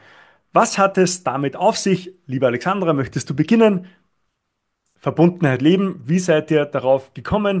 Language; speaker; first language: German; native; German